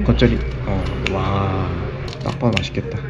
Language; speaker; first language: Korean; native; Korean